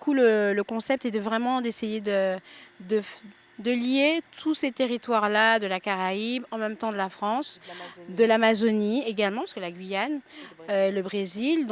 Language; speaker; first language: French; native; French